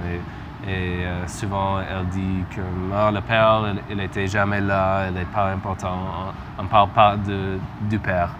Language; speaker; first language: French; non-native, learner; English